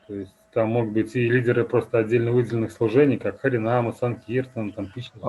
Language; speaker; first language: Russian; native; Russian